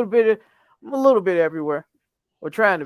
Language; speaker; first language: English; native; English